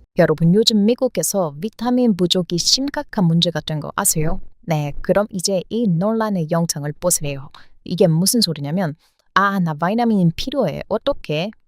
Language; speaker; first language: Korean; non-native, fluent; English